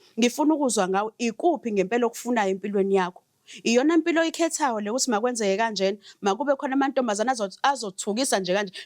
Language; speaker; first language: Zulu; native; Zulu